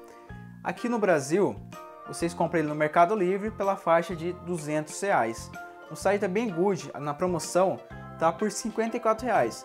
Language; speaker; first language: Portuguese; native; Portuguese